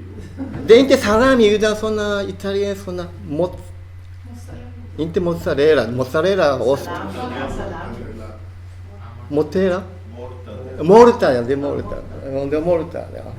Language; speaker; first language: Swedish; non-native, fluent; Japanese